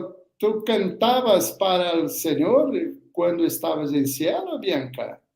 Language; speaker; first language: Spanish; non-native, learner; Portuguese